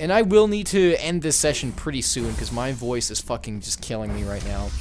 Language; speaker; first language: English; native; English